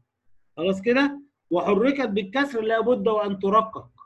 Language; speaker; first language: Arabic; native; Arabic